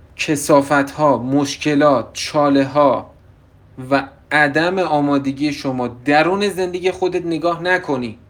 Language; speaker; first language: Persian; native; Persian